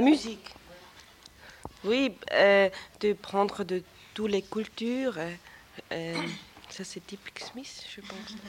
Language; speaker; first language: French; non-native, local second language; German